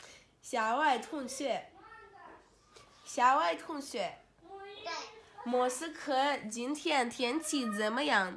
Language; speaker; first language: Chinese; non-native, learner; Russian